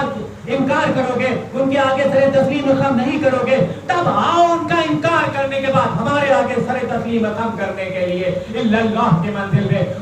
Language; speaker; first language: Urdu; native; Urdu